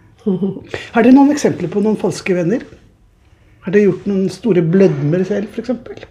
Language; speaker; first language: Norwegian; native; Norwegian